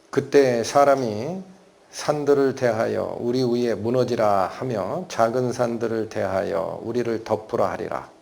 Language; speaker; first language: Korean; native; Korean